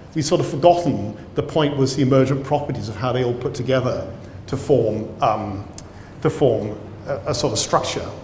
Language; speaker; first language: English; native; English